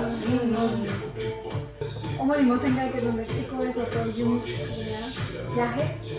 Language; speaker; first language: Korean; non-native, learner; Spanish